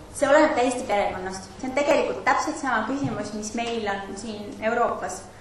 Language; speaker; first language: Estonian; non-native, fluent; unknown